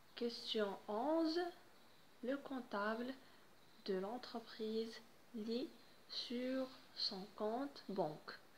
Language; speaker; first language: French; non-native, local second language; Arabic